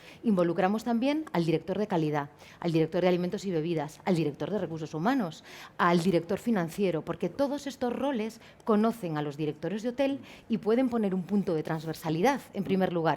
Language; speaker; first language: Spanish; native; Spanish